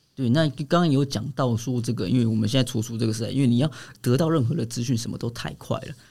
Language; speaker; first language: Chinese; native; Chinese